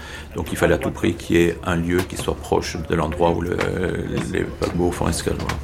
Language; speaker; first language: French; native; French